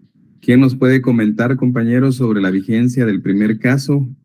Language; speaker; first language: Spanish; native; Spanish